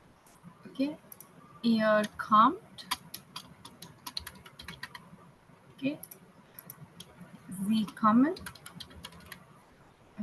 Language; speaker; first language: German; non-native, fluent; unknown